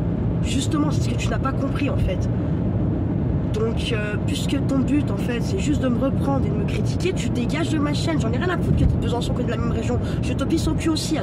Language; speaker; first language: French; native; French